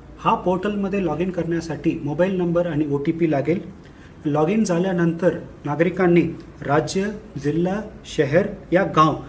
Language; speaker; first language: Marathi; non-native, local second language; Tamil